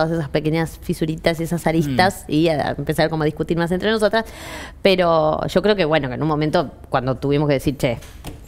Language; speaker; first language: Spanish; native; Spanish